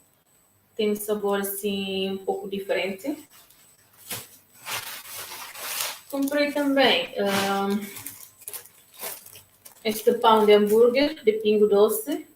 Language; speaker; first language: Portuguese; non-native, local second language; Tetum